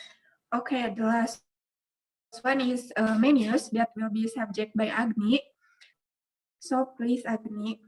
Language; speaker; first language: English; non-native, learner; Indonesian